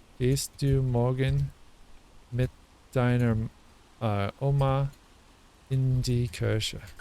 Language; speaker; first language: German; non-native, learner; English